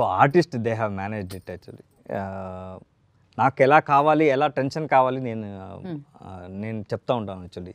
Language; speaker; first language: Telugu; non-native, learner; Kannada